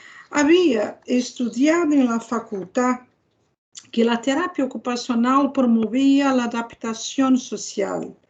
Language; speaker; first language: Spanish; non-native, fluent; Portuguese